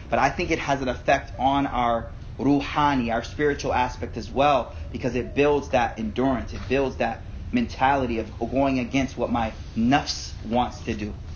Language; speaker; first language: English; native; English